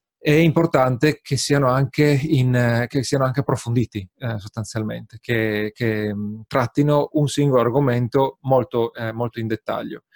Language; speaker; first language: Italian; native; Italian